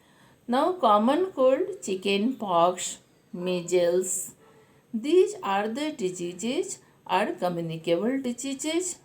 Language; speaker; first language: English; non-native, local second language; Hindi